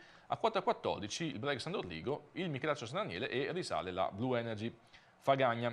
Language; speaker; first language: Italian; native; Italian